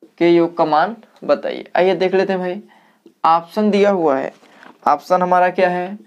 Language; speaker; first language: Hindi; native; Hindi